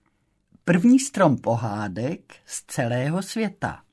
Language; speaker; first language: Czech; native; Czech